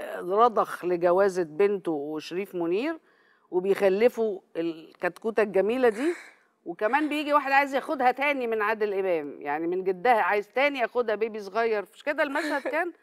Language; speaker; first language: Arabic; native; Arabic